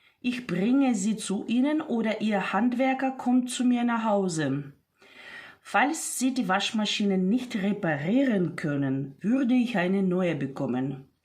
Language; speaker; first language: German; non-native, fluent; Ukrainian